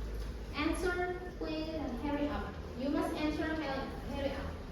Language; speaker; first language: English; non-native, learner; Indonesian